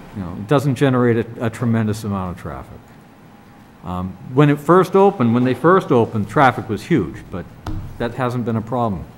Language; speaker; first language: English; native; English